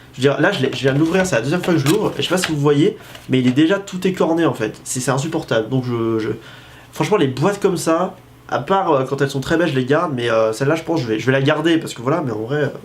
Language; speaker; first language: French; native; French